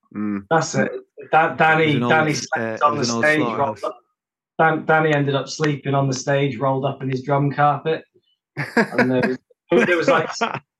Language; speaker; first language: English; native; English